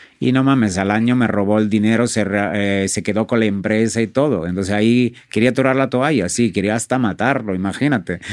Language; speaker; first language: Spanish; non-native, fluent; Italian